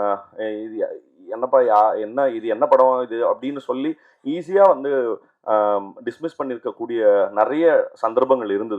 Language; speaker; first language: Tamil; native; Tamil